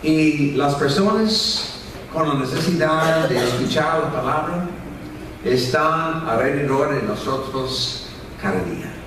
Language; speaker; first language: Spanish; non-native, fluent; English